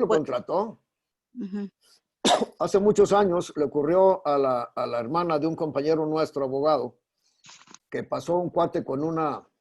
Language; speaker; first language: Spanish; native; Spanish